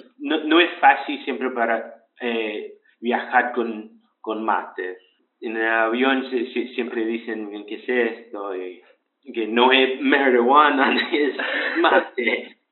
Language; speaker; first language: Spanish; early bilingual, heritage; English